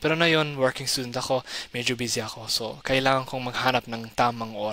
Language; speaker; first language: Filipino; non-native, fluent; Somali